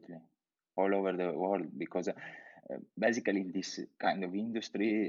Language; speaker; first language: English; non-native, fluent; Italian